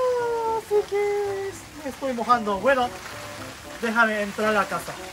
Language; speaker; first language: Spanish; non-native, learner; Japanese